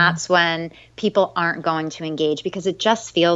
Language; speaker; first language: English; native; English